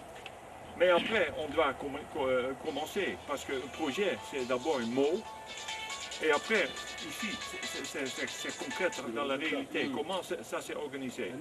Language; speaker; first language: French; non-native, fluent; Dutch